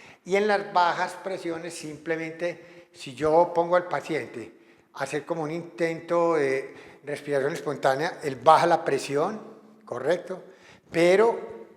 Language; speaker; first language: Spanish; native; Spanish